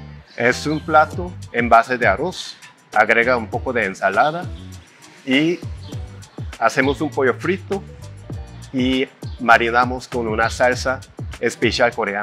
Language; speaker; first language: Spanish; non-native, fluent; Korean